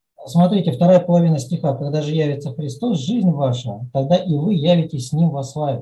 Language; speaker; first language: Russian; native; Russian